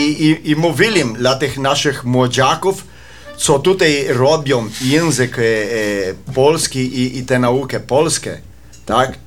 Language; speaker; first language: Polish; early bilingual, heritage; Polish